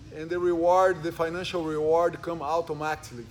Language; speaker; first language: English; early bilingual, other home language; Spanish